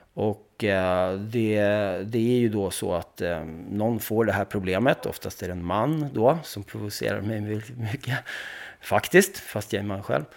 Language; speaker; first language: Swedish; early bilingual, other home language; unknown